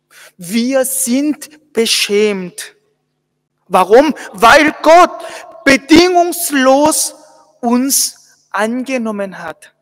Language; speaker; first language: German; non-native, fluent; Korean